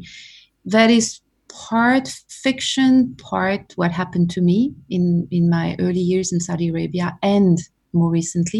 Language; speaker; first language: English; non-native, fluent; French